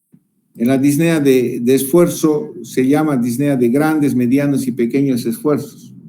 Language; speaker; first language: Spanish; native; Spanish